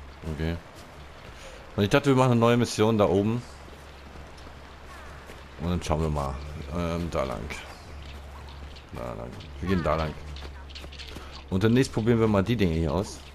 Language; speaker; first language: German; native; German